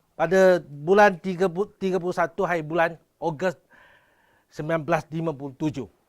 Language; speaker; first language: Malay; non-native, local second language; Chinese